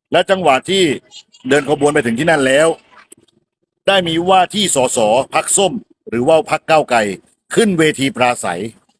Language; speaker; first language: Thai; non-native, fluent; Burmese